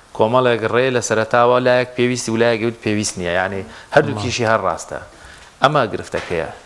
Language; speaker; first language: Central Kurdish; non-native, local second language; Gurani